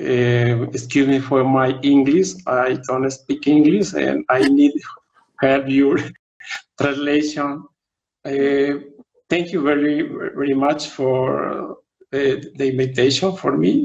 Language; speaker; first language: English; non-native, learner; Spanish